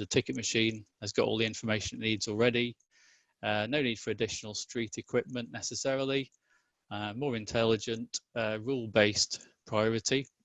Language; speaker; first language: English; native; English